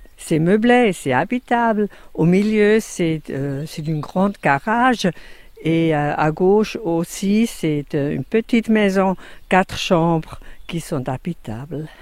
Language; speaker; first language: French; non-native, fluent; German